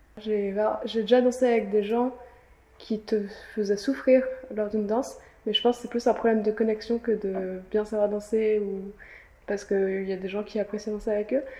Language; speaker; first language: French; native; French